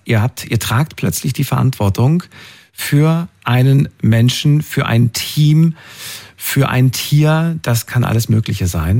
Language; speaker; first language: German; native; German